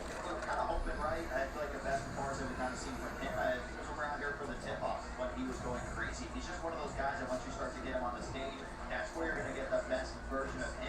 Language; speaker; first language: English; native; English